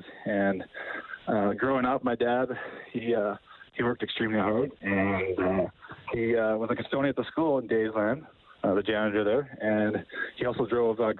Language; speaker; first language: English; native; English